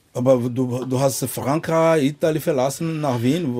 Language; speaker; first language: German; non-native, fluent; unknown